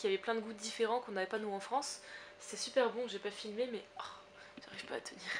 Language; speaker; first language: French; native; French